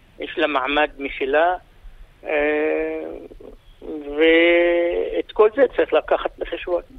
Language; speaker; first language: Hebrew; non-native, local second language; Arabic